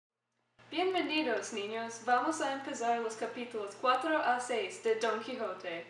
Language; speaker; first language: Spanish; non-native, learner; English